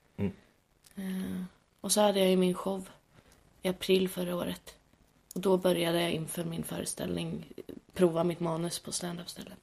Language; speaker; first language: Swedish; native; Swedish